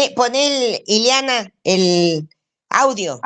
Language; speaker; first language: Spanish; native; Spanish